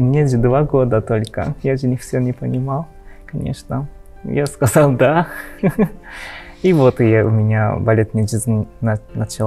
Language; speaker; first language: Russian; non-native, learner; Japanese